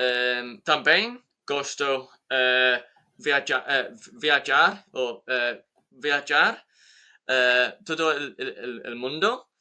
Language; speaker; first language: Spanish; non-native, learner; English